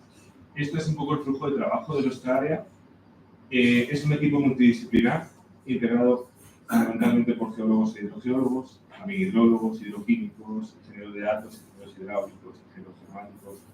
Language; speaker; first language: Spanish; native; Spanish